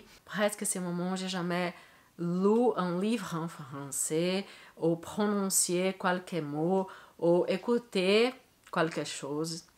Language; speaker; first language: French; non-native, learner; Portuguese